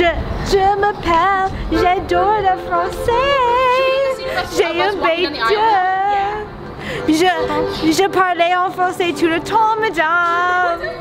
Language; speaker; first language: French; non-native, learner; English